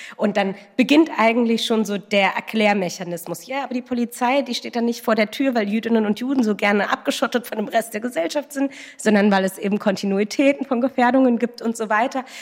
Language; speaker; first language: German; native; German